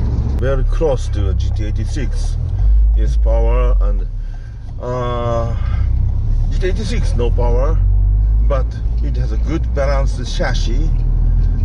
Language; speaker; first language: English; non-native, learner; Japanese